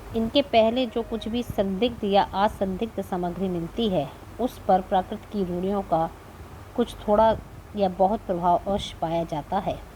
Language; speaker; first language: Hindi; native; Hindi